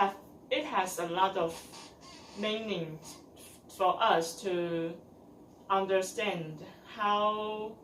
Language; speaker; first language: English; non-native, learner; Chinese